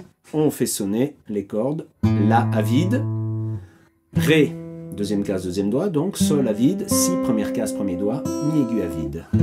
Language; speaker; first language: French; native; French